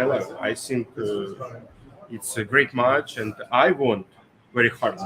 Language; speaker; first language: English; non-native, learner; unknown